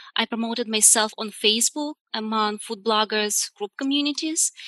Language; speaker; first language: English; non-native, fluent; Russian